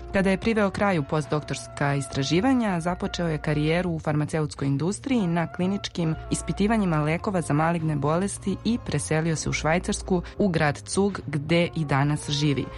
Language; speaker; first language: Serbian; native; Serbian